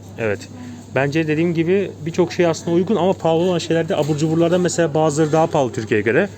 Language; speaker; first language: Turkish; native; Turkish